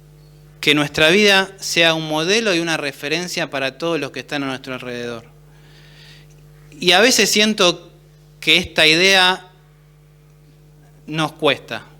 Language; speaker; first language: Spanish; native; Spanish